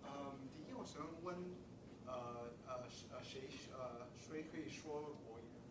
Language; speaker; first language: Chinese; early bilingual, heritage; Chinese